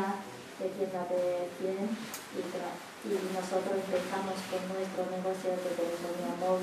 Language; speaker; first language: Spanish; non-native, learner; Chinese